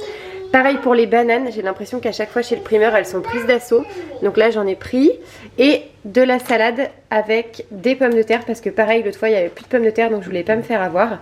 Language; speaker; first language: French; native; French